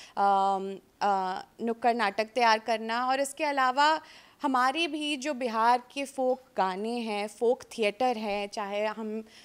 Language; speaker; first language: Hindi; native; Hindi